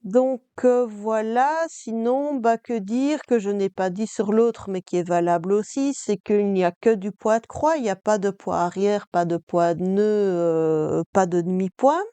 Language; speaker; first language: French; native; French